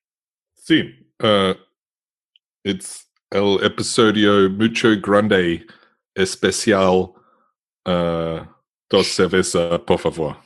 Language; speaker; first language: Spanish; non-native, learner; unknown